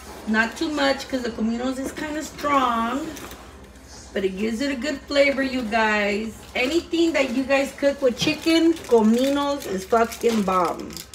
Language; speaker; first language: English; early bilingual, other home language; Spanish